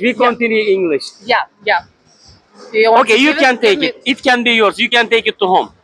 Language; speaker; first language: English; non-native, learner; Turkish